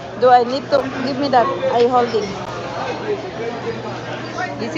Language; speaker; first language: English; non-native, local second language; Filipino